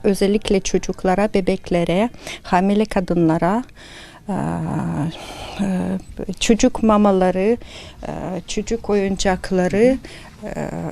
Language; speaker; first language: Turkish; non-native, fluent; Ukrainian